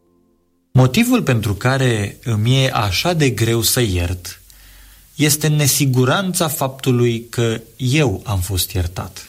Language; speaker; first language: Romanian; native; Romanian